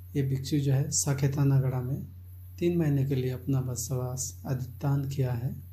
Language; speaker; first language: Hindi; non-native, local second language; Chakma